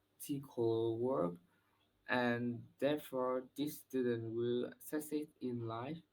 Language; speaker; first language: English; non-native, learner; Vietnamese